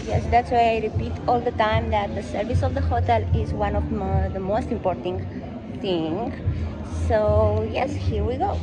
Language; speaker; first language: English; non-native, fluent; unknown